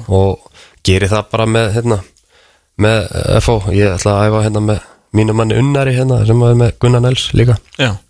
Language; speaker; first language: Icelandic; non-native, fluent; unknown